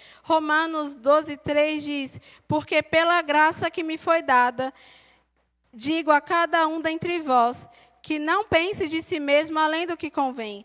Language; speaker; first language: Portuguese; native; Portuguese